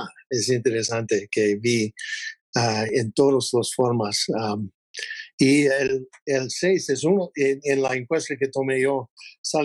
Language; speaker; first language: Spanish; non-native, fluent; English